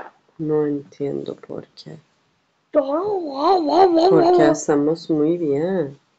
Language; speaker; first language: Spanish; non-native, learner; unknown